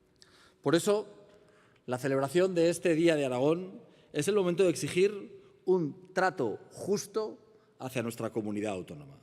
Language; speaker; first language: Spanish; native; Spanish